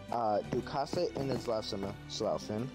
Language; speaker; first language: German; non-native, learner; English